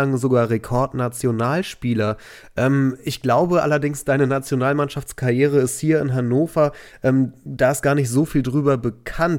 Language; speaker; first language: German; native; German